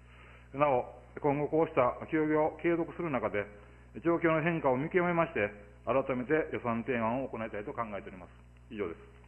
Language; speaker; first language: Japanese; native; Japanese